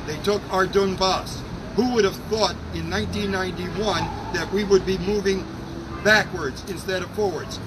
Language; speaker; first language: English; early bilingual, other home language; Ukrainian